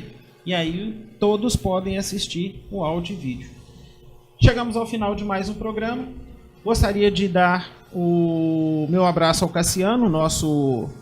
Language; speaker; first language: Portuguese; native; Portuguese